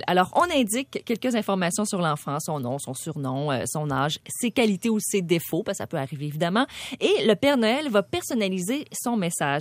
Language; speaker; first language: French; native; French